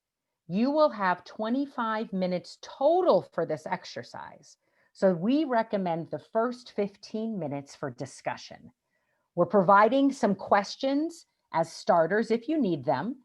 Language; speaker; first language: English; native; English